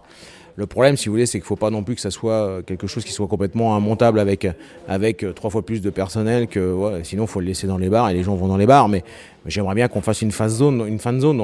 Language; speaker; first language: French; native; French